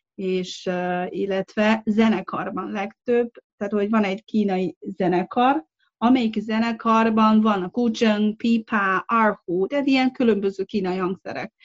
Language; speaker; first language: Hungarian; non-native, fluent; Chinese